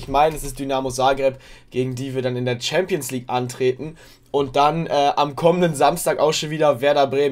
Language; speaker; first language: German; native; German